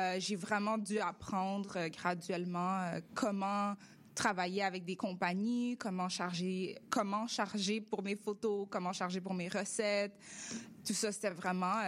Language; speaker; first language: French; early bilingual, other home language; Russian